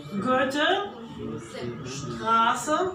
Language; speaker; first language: German; non-native, fluent; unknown